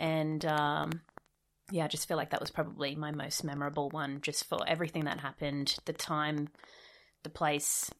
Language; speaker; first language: English; native; English